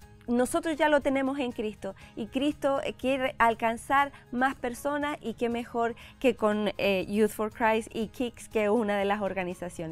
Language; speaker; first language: Spanish; native; Spanish